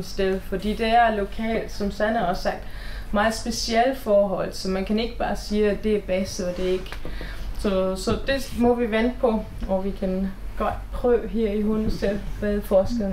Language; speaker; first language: Danish; non-native, fluent; German